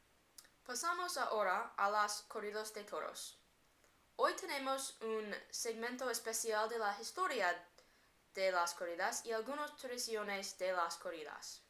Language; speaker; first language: Spanish; non-native, learner; English